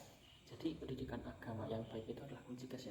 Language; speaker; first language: Indonesian; native; Indonesian